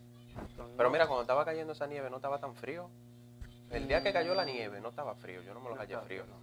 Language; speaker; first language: Spanish; early bilingual, heritage; Spanish